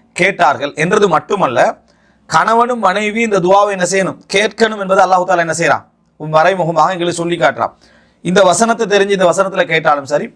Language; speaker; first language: Tamil; native; Tamil